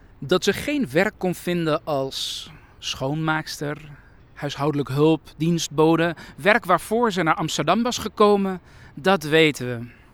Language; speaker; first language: Dutch; early bilingual, other home language; Persian